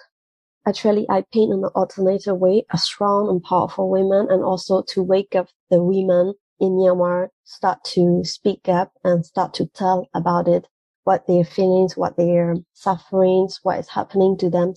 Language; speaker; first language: English; non-native, fluent; Burmese